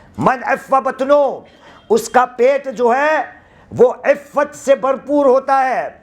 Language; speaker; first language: Urdu; non-native, local second language; Gujarati